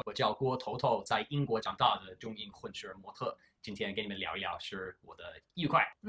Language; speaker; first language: Chinese; early bilingual, heritage; English